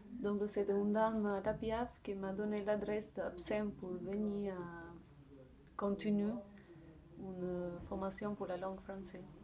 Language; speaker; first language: French; non-native, learner; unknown